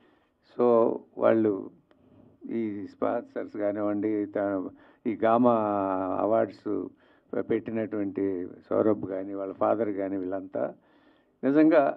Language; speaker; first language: Telugu; native; Telugu